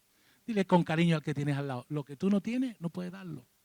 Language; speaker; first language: Spanish; native; Spanish